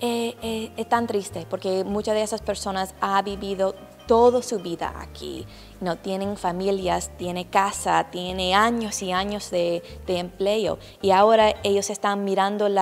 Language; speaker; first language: Spanish; non-native, fluent; English